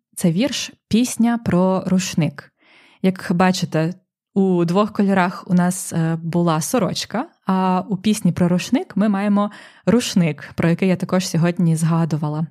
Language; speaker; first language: Ukrainian; native; Ukrainian